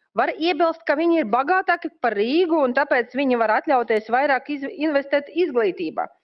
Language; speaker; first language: Latvian; non-native, local second language; Russian